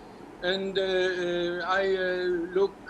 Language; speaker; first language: English; non-native, learner; Icelandic